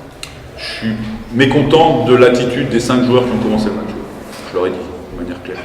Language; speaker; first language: French; native; French